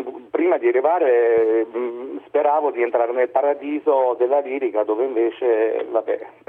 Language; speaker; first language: Italian; non-native, fluent; German